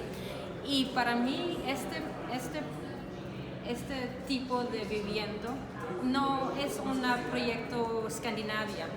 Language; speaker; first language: Spanish; non-native, learner; Danish